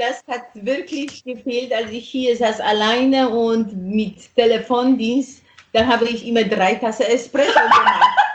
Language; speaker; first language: German; non-native, fluent; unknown